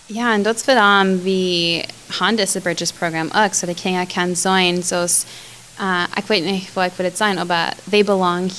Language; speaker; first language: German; non-native, learner; Plautdietsch